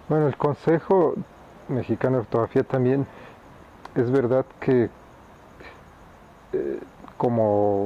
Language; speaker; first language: Spanish; native; Spanish